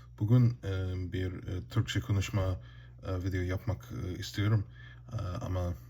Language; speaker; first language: Turkish; non-native, learner; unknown